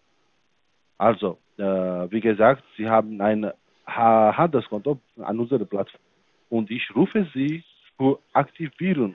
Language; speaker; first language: German; non-native, fluent; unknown